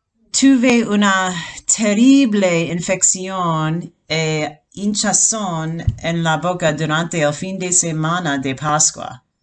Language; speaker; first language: Spanish; non-native, fluent; English